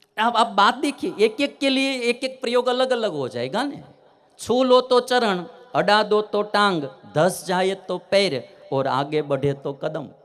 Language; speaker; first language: Hindi; non-native, local second language; Gujarati